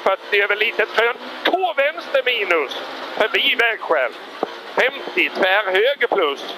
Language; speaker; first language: Swedish; native; Swedish